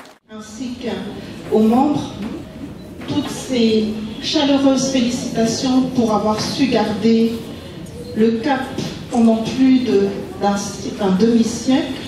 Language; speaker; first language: French; non-native, local second language; Malagasy